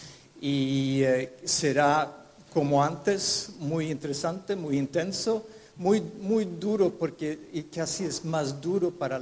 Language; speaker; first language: Spanish; non-native, fluent; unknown